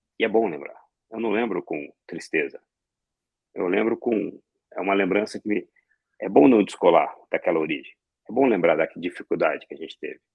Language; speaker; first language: Portuguese; early bilingual, other home language; Arabic